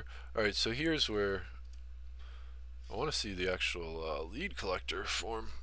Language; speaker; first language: English; native; English